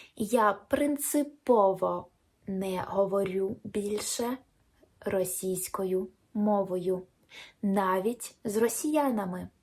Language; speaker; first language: Ukrainian; non-native, local second language; Russian